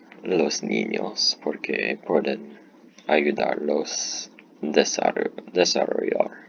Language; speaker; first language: Spanish; non-native, learner; English